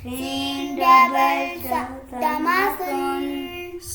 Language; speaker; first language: Arabic; non-native, learner; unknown